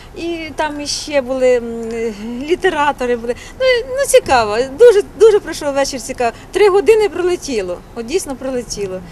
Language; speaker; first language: Ukrainian; native; Ukrainian